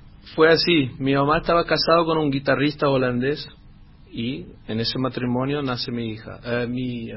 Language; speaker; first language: Spanish; non-native, fluent; Dutch